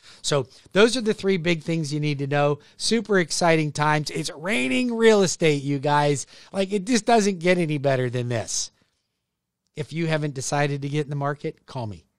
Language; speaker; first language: English; native; English